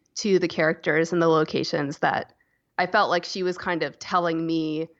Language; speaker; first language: English; native; English